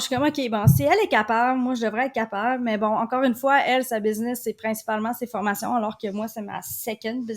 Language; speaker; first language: French; native; French